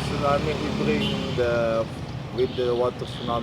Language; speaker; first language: English; non-native, learner; Indonesian